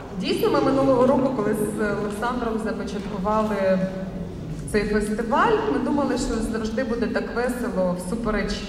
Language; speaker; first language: Ukrainian; native; Ukrainian